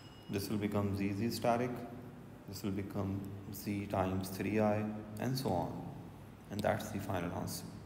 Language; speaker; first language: English; non-native, local second language; Urdu